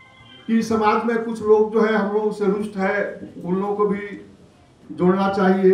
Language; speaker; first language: Hindi; native; Hindi